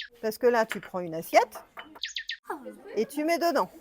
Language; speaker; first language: French; native; French